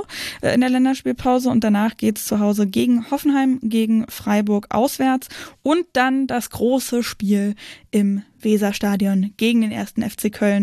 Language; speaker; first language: German; native; German